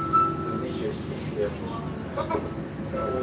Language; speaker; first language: Chinese; non-native, learner; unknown